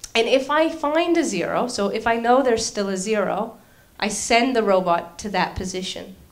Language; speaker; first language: English; native; English